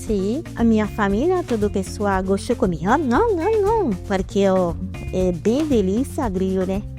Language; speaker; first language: Portuguese; non-native, learner; Haitian Creole